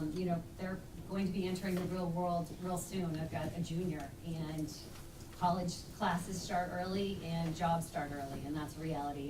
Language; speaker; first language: English; native; English